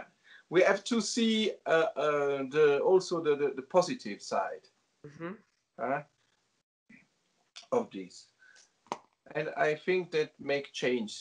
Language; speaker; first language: English; non-native, learner; Italian